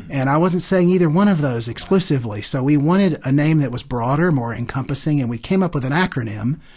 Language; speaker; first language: English; native; English